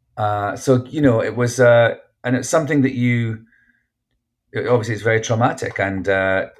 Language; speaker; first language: English; native; English